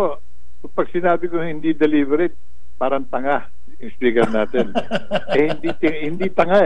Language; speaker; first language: Filipino; native; Filipino